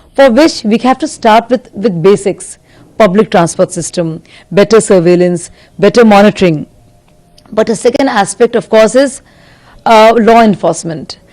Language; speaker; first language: English; non-native, local second language; Hindi